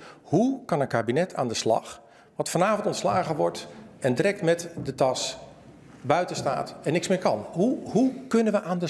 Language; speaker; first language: Dutch; native; Dutch